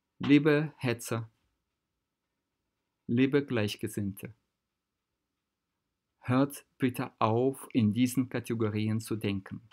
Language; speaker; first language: German; non-native, fluent; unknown